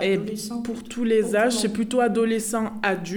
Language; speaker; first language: French; native; French